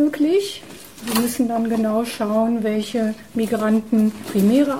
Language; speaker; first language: German; native; German